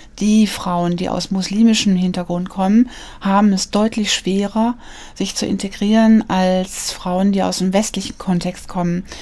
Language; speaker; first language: German; native; German